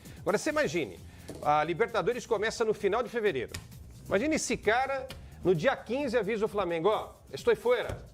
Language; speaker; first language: Portuguese; native; Portuguese